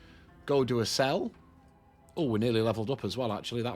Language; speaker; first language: English; native; English